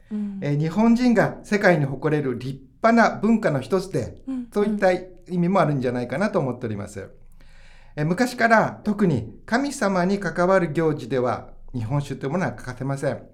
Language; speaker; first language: Japanese; native; Japanese